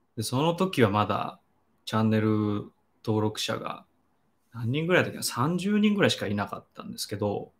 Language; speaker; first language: Japanese; native; Japanese